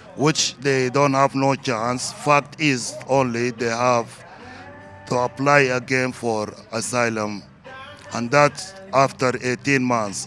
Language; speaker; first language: English; non-native, learner; Arabic